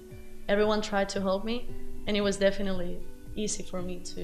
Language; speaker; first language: English; non-native, fluent; Spanish